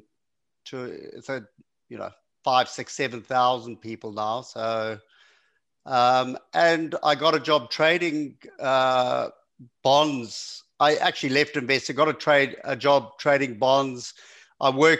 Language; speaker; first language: English; native; English